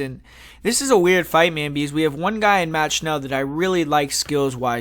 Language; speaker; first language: English; native; English